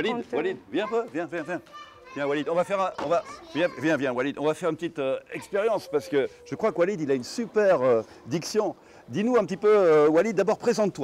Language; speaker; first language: French; native; French